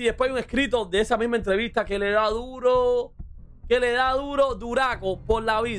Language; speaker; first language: Spanish; native; Spanish